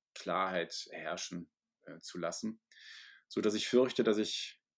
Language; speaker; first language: German; native; German